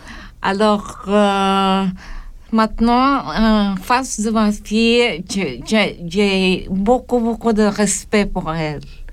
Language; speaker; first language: French; non-native, learner; Filipino